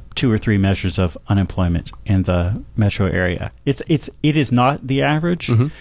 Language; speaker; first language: English; native; English